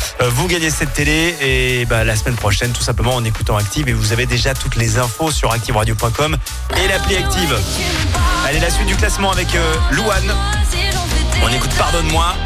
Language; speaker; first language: French; native; French